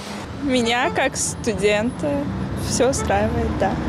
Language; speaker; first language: Russian; non-native, local second language; Tajik